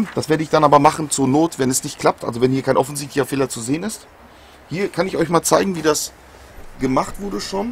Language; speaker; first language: German; native; German